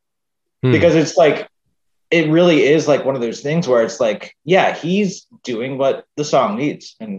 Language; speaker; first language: English; native; English